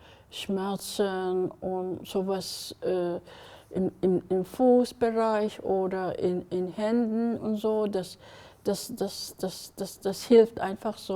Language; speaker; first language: German; non-native, fluent; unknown